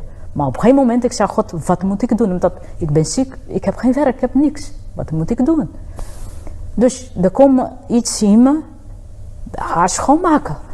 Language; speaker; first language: Dutch; non-native, fluent; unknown